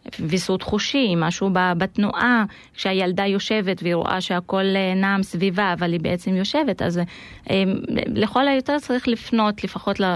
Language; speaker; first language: Hebrew; non-native, local second language; Arabic